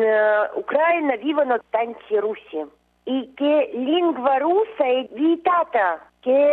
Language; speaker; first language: Italian; non-native, learner; Russian